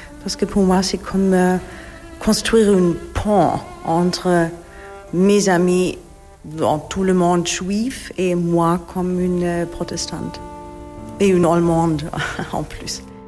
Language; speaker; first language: French; non-native, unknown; German